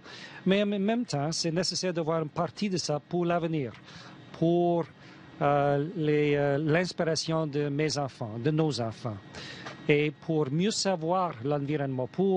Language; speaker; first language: French; non-native, fluent; English